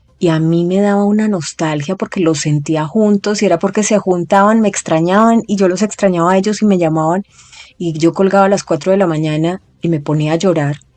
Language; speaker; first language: Spanish; native; Spanish